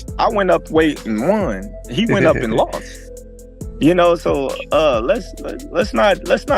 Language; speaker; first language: English; native; English